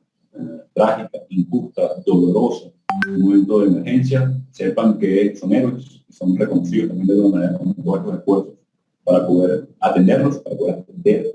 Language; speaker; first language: Spanish; native; Spanish